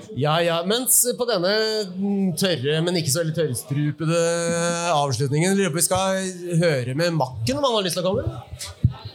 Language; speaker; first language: Norwegian; native; Norwegian